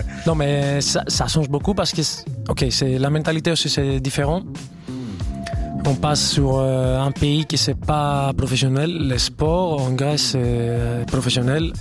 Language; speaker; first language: French; non-native, fluent; Greek